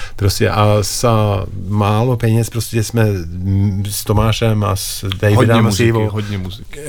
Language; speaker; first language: Czech; non-native, fluent; Norwegian